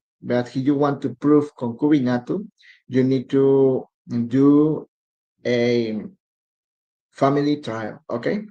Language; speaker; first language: English; non-native, learner; Spanish